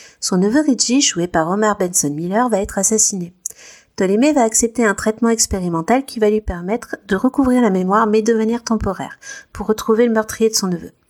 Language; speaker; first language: French; native; French